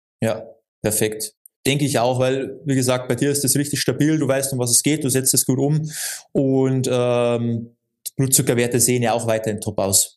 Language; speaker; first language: German; native; German